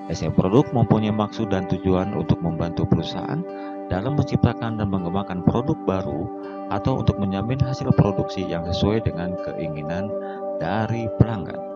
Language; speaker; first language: Indonesian; native; Indonesian